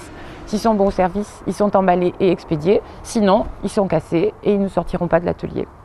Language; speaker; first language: French; native; French